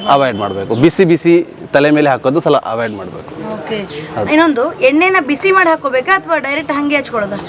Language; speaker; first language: Kannada; non-native, local second language; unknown